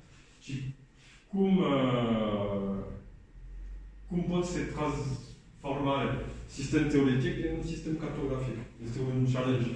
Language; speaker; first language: Romanian; non-native, learner; French